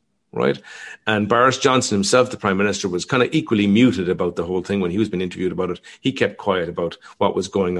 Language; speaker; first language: English; native; English